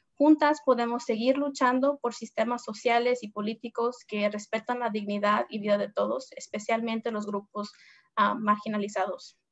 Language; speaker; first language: Spanish; early bilingual, heritage; Spanish